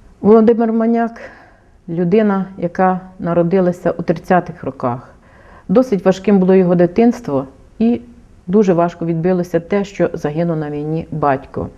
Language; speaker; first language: Ukrainian; native; Ukrainian